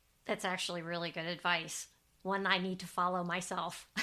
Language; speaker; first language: English; native; English